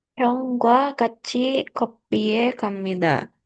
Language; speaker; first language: Korean; non-native, learner; Indonesian